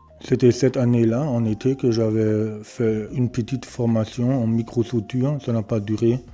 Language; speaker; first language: French; non-native, learner; German